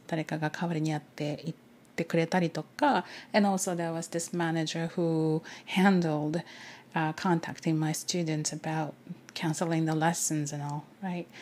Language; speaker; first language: English; non-native, fluent; Japanese